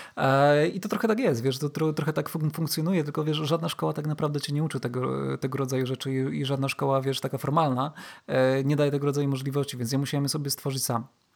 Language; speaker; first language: Polish; native; Polish